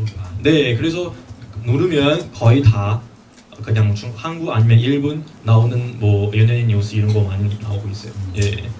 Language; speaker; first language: Korean; non-native, fluent; Chinese